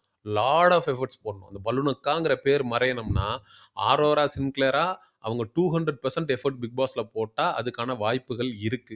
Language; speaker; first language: Tamil; native; Tamil